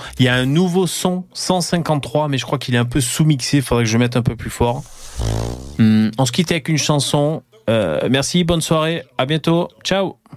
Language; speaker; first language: French; native; French